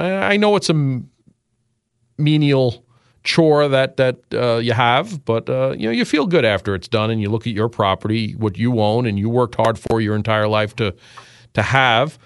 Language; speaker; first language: English; native; English